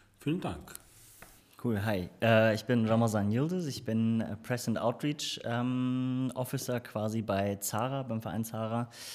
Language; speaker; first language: German; early bilingual, other home language; Turkish